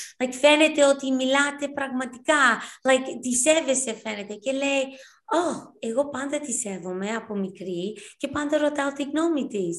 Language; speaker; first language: Greek; early bilingual, heritage; Greek